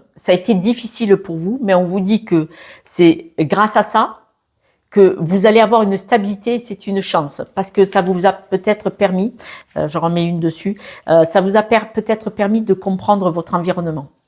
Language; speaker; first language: French; native; French